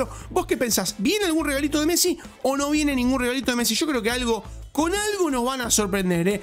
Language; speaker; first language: Spanish; native; Spanish